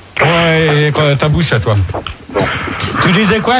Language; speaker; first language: French; native; French